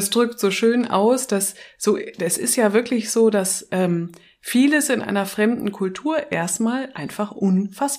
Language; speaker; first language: German; native; German